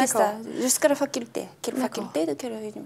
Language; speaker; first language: French; non-native, fluent; Japanese